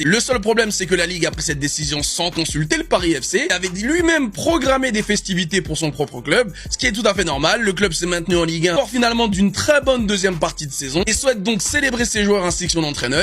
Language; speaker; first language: French; native; French